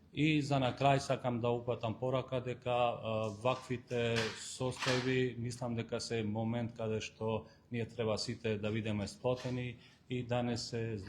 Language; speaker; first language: Macedonian; non-native, local second language; Albanian